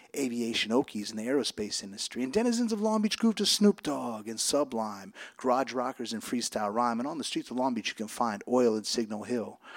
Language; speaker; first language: English; native; English